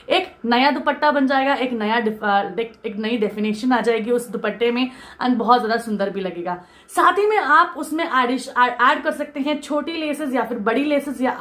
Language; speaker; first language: Hindi; non-native, local second language; Marathi